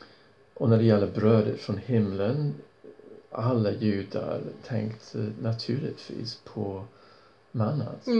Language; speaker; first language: Swedish; non-native, fluent; English